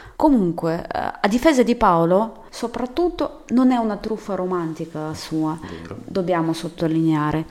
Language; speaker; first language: Italian; non-native, fluent; Russian